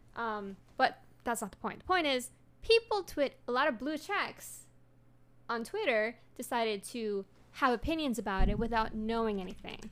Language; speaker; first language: English; early bilingual, other home language; Spanish